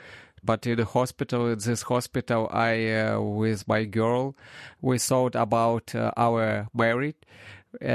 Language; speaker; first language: English; non-native, learner; Ukrainian